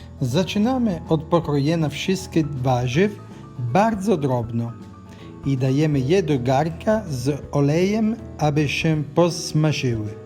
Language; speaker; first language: Polish; non-native, learner; Italian